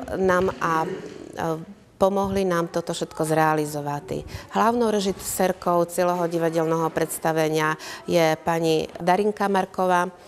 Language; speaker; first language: Slovak; non-native, local second language; Rusyn